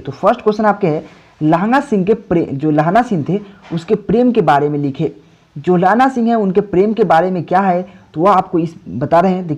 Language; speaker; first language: Hindi; native; Hindi